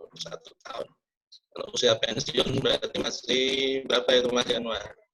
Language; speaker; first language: Indonesian; non-native, local second language; Javanese